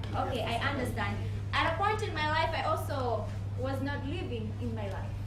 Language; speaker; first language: English; non-native, local second language; Swahili